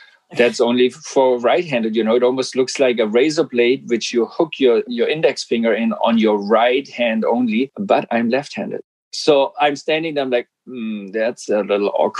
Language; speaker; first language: English; non-native, fluent; German